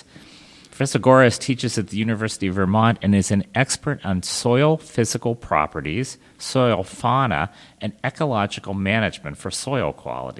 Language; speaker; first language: English; native; English